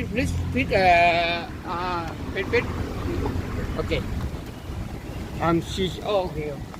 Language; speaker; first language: English; non-native, learner; Thai